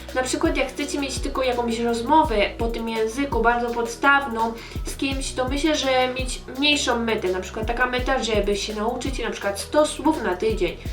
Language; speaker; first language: Polish; early bilingual, heritage; Polish